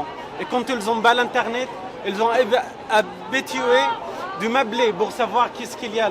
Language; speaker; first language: French; non-native, fluent; Arabic